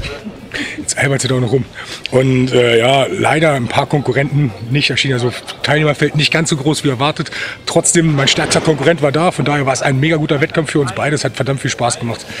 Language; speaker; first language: German; native; German